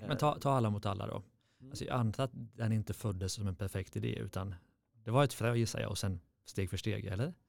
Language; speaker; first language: Swedish; native; Swedish